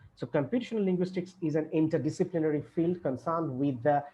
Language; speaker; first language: English; non-native, local second language; Bangla